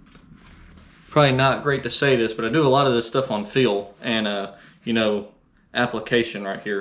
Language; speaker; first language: English; native; English